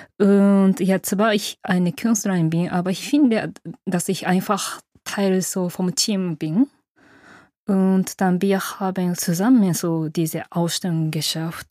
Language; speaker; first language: German; non-native, fluent; Japanese